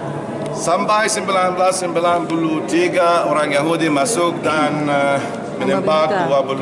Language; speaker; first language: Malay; non-native, learner; Arabic